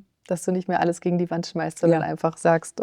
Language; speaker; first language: German; native; German